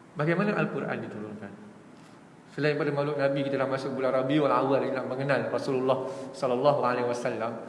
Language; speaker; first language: Malay; native; Malay